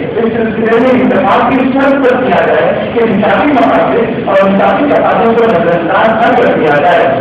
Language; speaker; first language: Urdu; native; Urdu